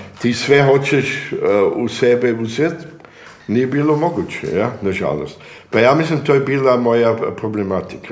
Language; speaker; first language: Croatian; early bilingual, heritage; Croatian